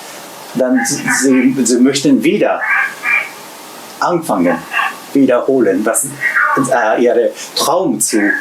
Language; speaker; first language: German; non-native, learner; Japanese